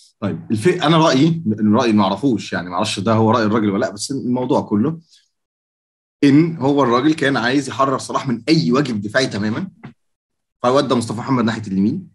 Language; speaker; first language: Arabic; native; Arabic